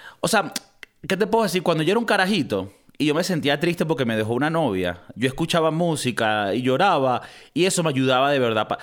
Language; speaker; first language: Spanish; native; Spanish